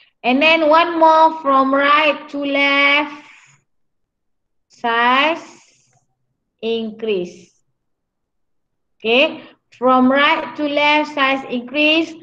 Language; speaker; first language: English; non-native, local second language; Malay